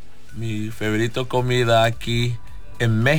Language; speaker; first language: Spanish; non-native, learner; English